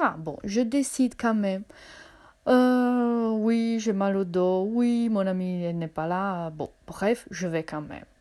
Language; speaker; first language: French; non-native, fluent; Italian